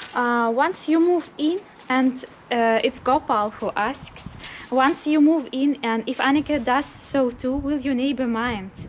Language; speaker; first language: English; non-native, fluent; Russian